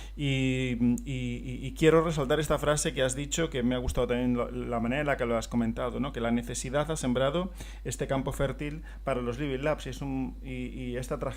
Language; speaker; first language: Spanish; non-native, local second language; Catalan